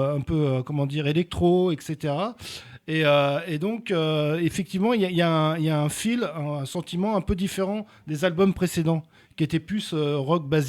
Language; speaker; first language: French; native; French